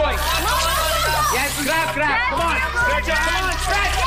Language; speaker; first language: English; non-native, local second language; Hindi